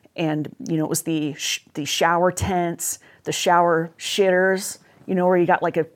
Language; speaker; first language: English; native; English